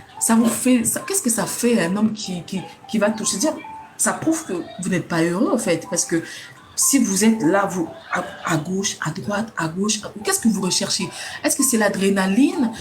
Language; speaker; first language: French; non-native, local second language; Lingala